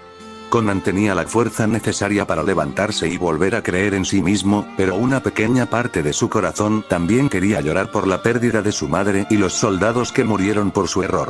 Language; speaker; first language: Spanish; native; Spanish